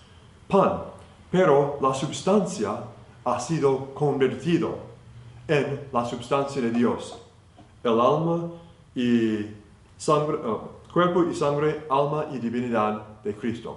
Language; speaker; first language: Spanish; non-native, fluent; English